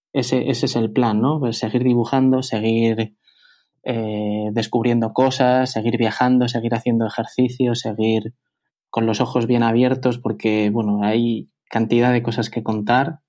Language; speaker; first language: Spanish; native; Spanish